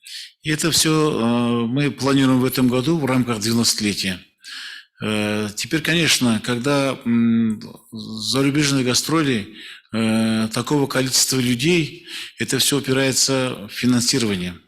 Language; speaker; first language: Russian; non-native, local second language; Kazakh